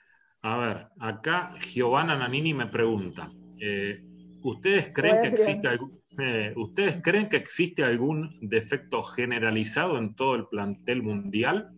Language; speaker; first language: Spanish; native; Spanish